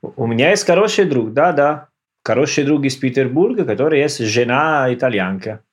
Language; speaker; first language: Russian; non-native, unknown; Italian